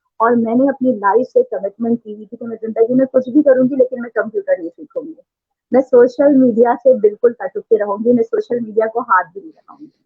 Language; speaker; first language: Urdu; native; Urdu